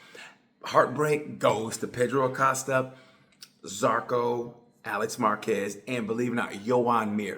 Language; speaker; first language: English; native; English